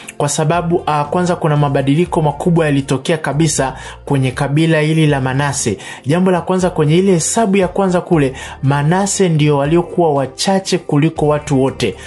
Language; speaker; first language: Swahili; native; Swahili